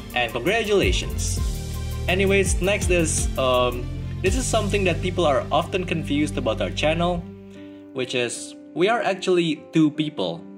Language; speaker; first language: English; non-native, fluent; Indonesian